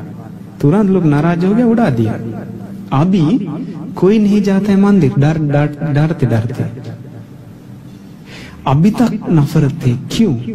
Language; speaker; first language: Hindi; non-native, fluent; Sinhala